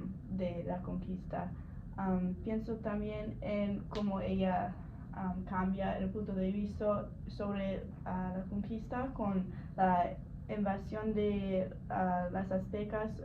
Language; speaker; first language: Spanish; non-native, learner; English